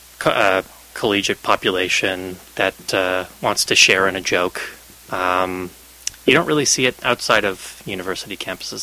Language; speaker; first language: English; native; English